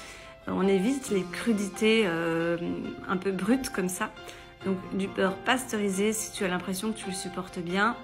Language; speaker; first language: French; native; French